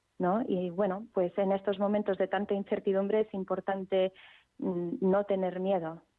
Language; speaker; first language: Spanish; early bilingual, heritage; Spanish